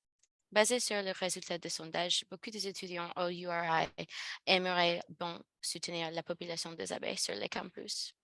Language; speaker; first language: French; non-native, learner; English